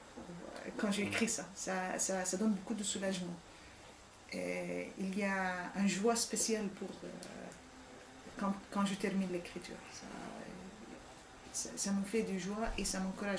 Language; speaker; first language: French; non-native, fluent; Arabic